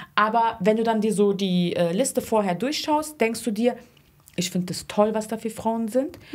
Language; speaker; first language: German; early bilingual, other home language; Turkish